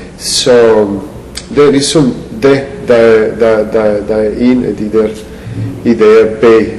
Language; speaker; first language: Danish; non-native, fluent; Serbian